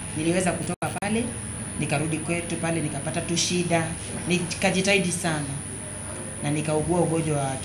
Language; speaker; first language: Swahili; non-native, local second language; Kamba